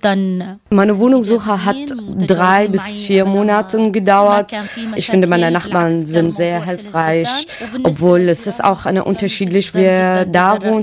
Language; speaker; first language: German; non-native, learner; Arabic